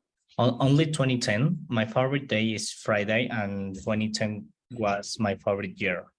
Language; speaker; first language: English; non-native, learner; Spanish